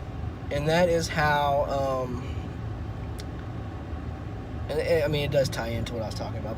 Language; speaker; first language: English; native; English